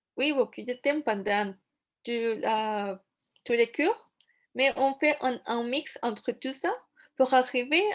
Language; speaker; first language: French; non-native, fluent; Spanish